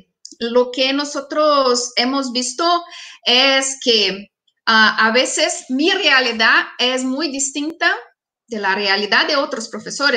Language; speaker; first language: Spanish; non-native, fluent; Portuguese